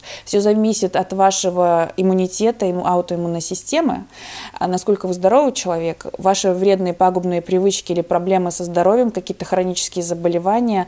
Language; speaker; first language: Russian; native; Russian